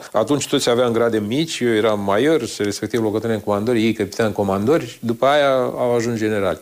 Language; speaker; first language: Romanian; native; Romanian